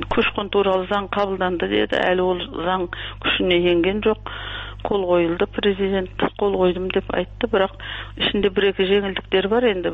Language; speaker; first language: Kazakh; early bilingual, heritage; Kazakh